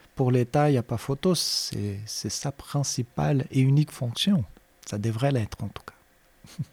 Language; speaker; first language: French; non-native, fluent; Portuguese